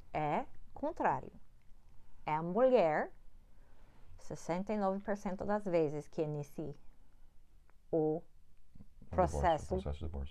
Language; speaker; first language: Portuguese; non-native, learner; English